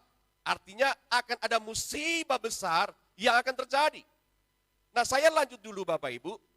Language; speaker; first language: Indonesian; native; Indonesian